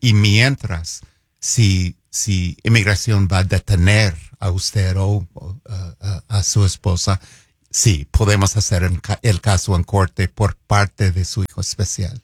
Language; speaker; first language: Spanish; non-native, fluent; English